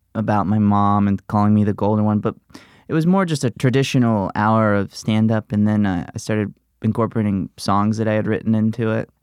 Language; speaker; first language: English; native; English